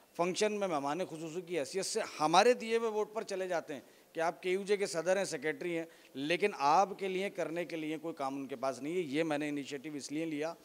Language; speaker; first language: Urdu; native; Urdu